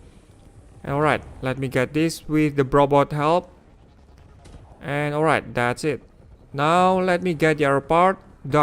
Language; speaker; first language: English; non-native, fluent; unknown